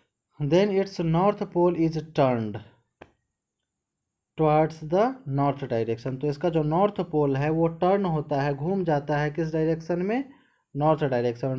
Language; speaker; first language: Hindi; native; Hindi